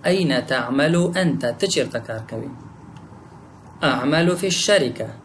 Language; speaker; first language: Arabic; non-native, fluent; Pashto